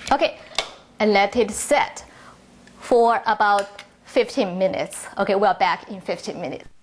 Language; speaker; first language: English; non-native, learner; Chinese